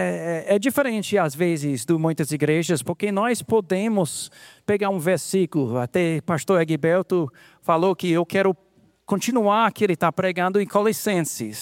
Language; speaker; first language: Portuguese; non-native, fluent; English